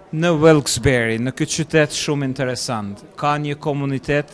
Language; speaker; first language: Albanian; native; Albanian